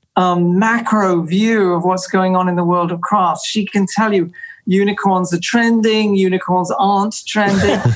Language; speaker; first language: English; native; English